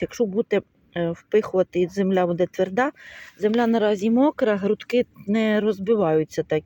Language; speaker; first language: Ukrainian; native; Ukrainian